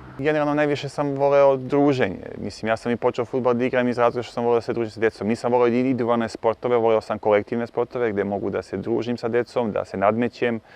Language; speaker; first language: Bosnian; native; Bosnian